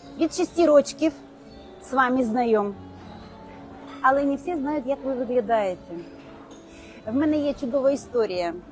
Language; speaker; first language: Ukrainian; non-native, local second language; Russian